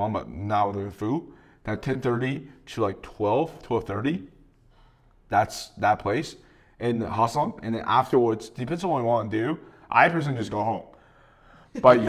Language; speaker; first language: English; non-native, fluent; Chinese